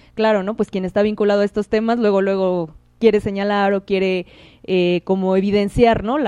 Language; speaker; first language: Spanish; native; Spanish